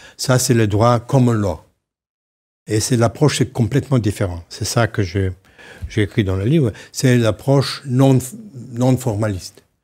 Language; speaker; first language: French; non-native, fluent; Slovenian